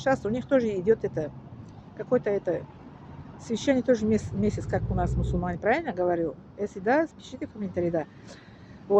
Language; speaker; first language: Russian; non-native, learner; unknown